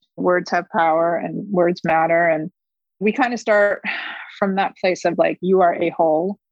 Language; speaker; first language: English; early bilingual, other home language; Korean